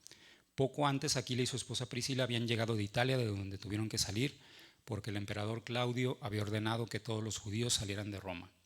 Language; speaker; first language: Spanish; native; Spanish